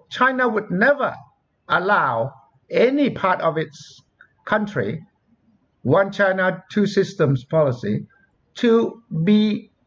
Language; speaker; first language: English; non-native, fluent; Thai